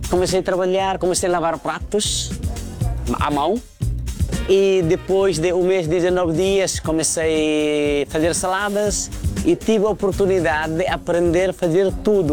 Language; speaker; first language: Portuguese; non-native, fluent; Nepali